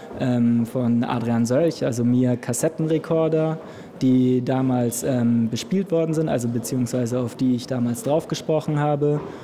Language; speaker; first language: German; native; German